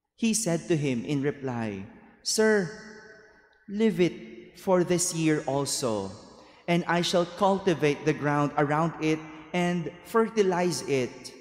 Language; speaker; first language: English; non-native, local second language; Filipino